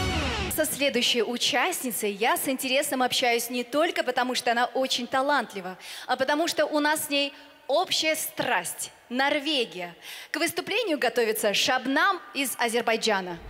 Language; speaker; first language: Russian; native; Russian